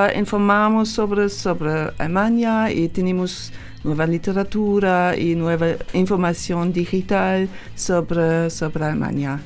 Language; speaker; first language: Spanish; non-native, learner; German